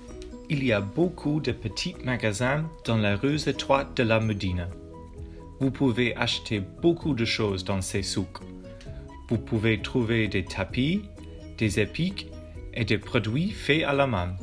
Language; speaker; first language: French; non-native, learner; English